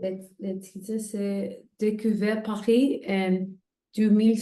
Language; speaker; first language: French; non-native, learner; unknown